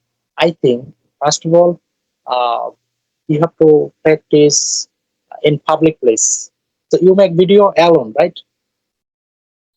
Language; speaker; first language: English; non-native, learner; Bangla